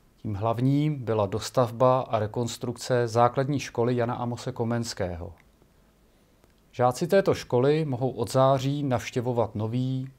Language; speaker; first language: Czech; native; Czech